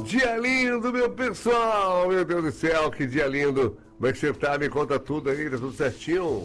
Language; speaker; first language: Portuguese; native; Portuguese